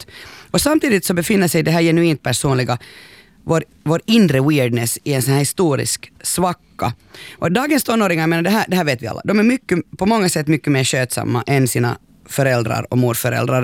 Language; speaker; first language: Swedish; native; Swedish